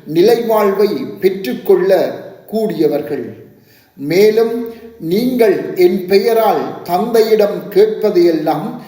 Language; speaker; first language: Tamil; native; Tamil